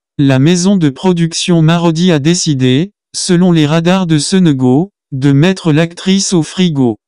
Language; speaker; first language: French; non-native, local second language; Wolof